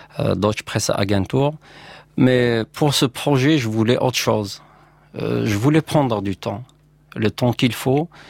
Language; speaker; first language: French; non-native, local second language; Kabyle